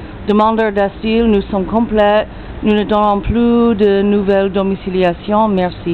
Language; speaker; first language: French; non-native, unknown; English